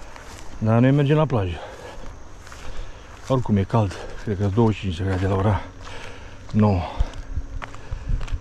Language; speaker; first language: Romanian; native; Romanian